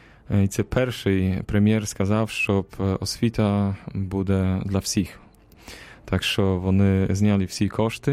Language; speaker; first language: Ukrainian; non-native, fluent; Polish